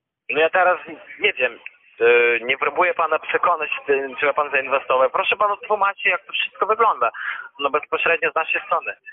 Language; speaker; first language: Polish; non-native, learner; Ukrainian